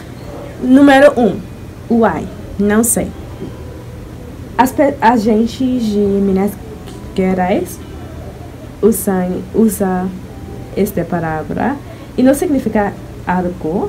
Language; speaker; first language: Portuguese; non-native, learner; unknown